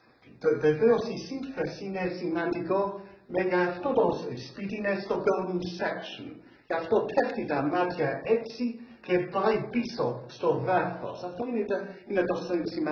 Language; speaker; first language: Greek; early bilingual, heritage; English